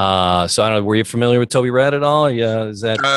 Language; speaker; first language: English; native; English